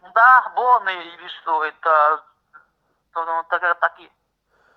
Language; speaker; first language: Russian; non-native, learner; Chinese